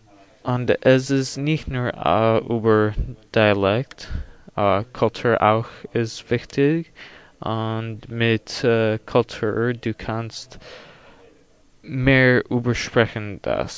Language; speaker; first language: German; non-native, learner; English